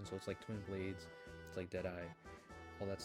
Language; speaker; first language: English; native; English